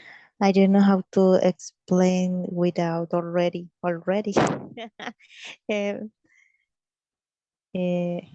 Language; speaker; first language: English; non-native, learner; Spanish